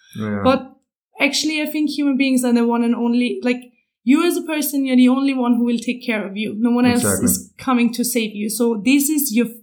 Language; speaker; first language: English; non-native, fluent; German